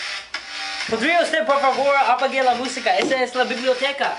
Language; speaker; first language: Spanish; non-native, learner; English